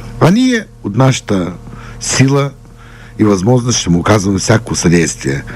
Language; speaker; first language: Bulgarian; native; Bulgarian